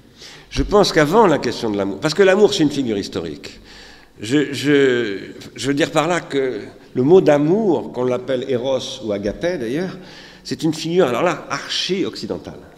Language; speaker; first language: French; native; French